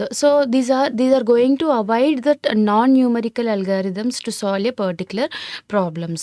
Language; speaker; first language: English; non-native, local second language; Telugu